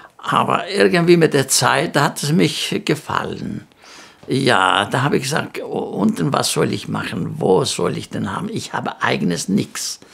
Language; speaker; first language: German; non-native, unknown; Greek